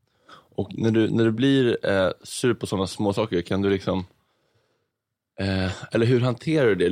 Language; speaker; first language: Swedish; native; Swedish